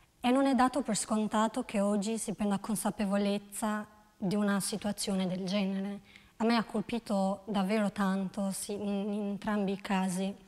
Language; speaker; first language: Italian; non-native, fluent; Albanian